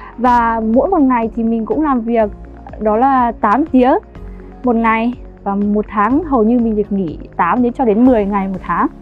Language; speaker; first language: Vietnamese; native; Vietnamese